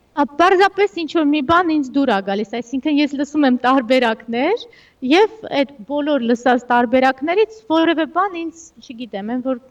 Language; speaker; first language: Armenian; early bilingual, heritage; Armenian